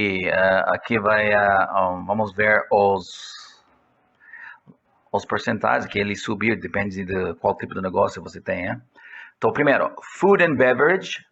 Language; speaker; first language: Portuguese; non-native, fluent; English